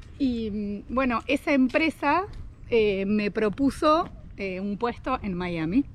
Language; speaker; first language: Spanish; native; Spanish